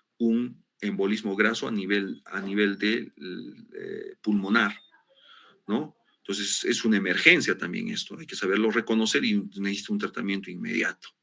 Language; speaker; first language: Spanish; native; Spanish